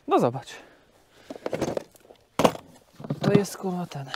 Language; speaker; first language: Polish; native; Polish